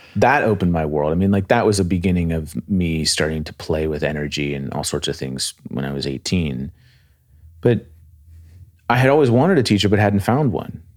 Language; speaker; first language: English; native; English